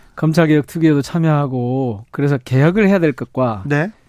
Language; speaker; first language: Korean; native; Korean